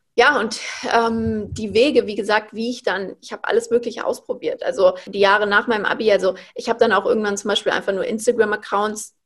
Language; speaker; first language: German; native; German